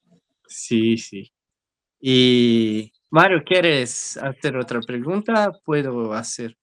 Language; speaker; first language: Spanish; non-native, learner; Portuguese